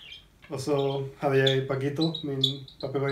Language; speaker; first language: Norwegian; non-native, fluent; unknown